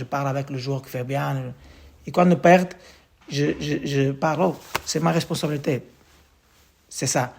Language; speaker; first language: French; non-native, learner; Portuguese